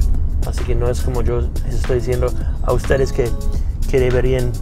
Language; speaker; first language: Spanish; non-native, fluent; English